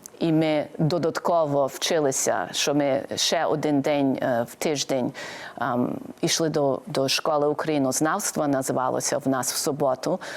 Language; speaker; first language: Ukrainian; early bilingual, heritage; Ukrainian